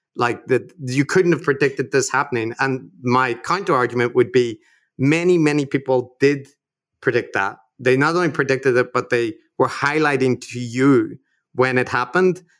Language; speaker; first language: English; native; English